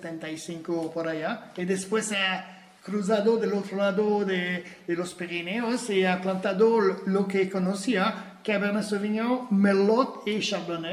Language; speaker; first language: Spanish; non-native, fluent; French